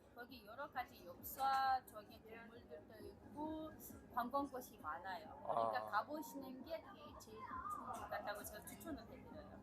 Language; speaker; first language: Korean; non-native, fluent; Kazakh